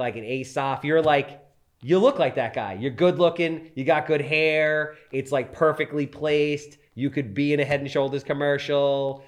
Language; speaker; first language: English; native; English